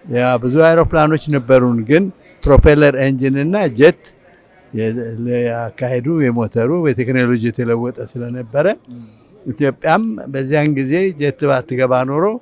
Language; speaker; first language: Amharic; non-native, local second language; Tigrinya